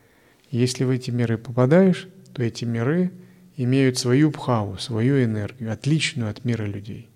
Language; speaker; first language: Russian; native; Russian